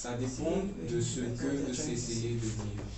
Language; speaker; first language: French; non-native, fluent; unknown